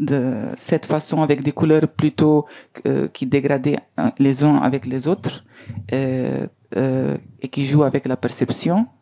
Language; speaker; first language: French; non-native, learner; Spanish